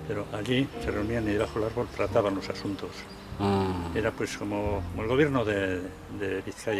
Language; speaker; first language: Spanish; native; Spanish